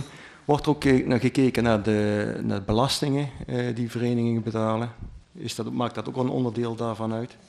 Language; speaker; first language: Dutch; native; Dutch